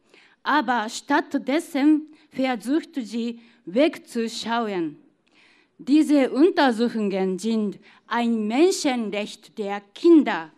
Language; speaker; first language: German; non-native, fluent; Japanese